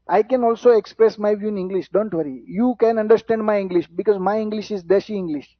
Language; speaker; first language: English; non-native, local second language; Gujarati